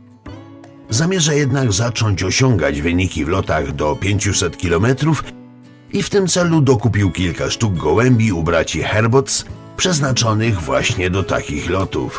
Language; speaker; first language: Polish; native; Polish